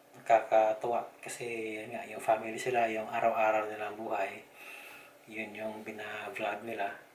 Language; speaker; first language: Filipino; non-native, local second language; Cebuano